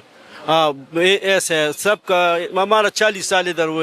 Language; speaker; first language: Hindi; non-native, fluent; Pashto